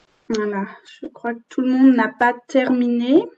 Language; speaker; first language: French; native; French